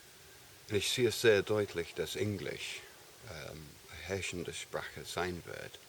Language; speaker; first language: German; non-native, fluent; English